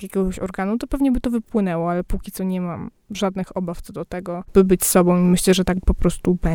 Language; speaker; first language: Polish; native; Polish